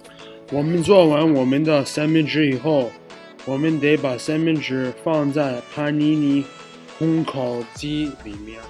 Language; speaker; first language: Chinese; non-native, learner; English